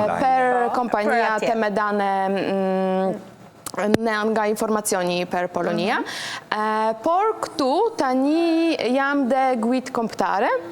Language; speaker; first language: Albanian; non-native, learner; Polish